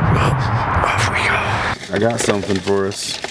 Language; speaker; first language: English; native; English